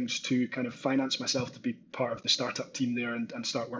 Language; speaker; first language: English; native; English